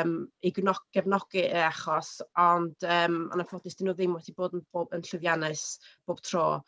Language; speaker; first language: Welsh; native; Welsh